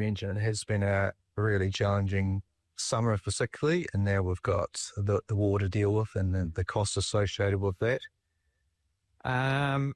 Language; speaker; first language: English; native; English